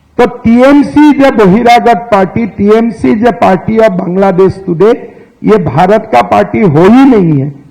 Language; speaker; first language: Hindi; non-native, local second language; Assamese